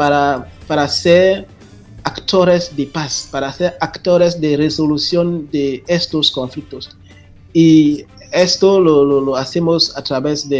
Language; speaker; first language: Spanish; non-native, fluent; French